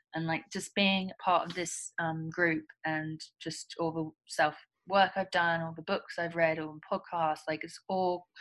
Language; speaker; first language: English; native; English